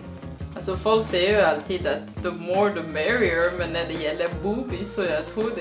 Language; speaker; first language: Swedish; non-native, fluent; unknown